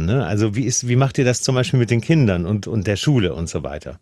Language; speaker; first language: German; native; German